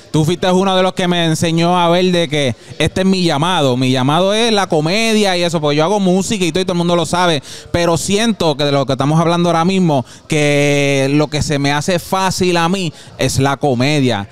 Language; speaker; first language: Spanish; early bilingual, heritage; Spanish